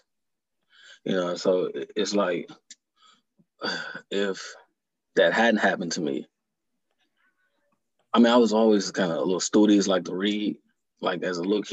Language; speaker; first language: English; native; English